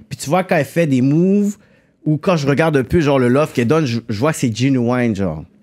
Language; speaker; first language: French; native; French